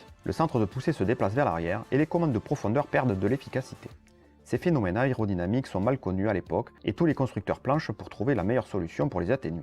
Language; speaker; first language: French; native; French